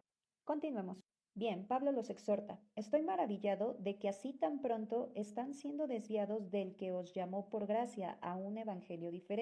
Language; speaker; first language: Spanish; native; Spanish